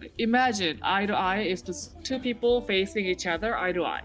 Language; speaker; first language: English; native; English